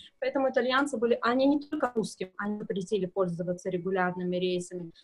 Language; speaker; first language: Russian; native; Russian